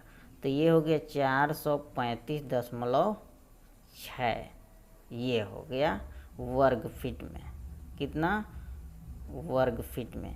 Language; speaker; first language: Hindi; native; Hindi